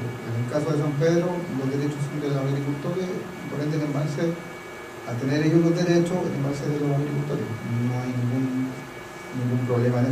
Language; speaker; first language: Spanish; native; Spanish